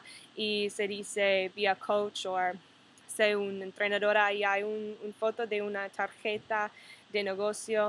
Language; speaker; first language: Spanish; non-native, fluent; English